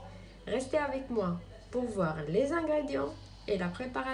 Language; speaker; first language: French; non-native, local second language; Arabic